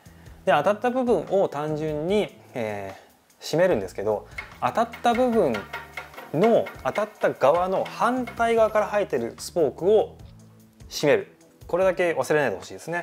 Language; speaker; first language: Japanese; native; Japanese